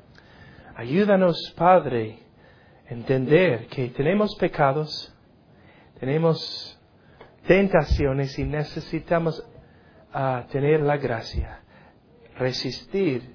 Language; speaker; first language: Spanish; non-native, learner; English